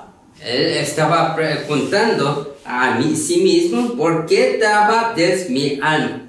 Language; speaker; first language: Spanish; non-native, learner; Korean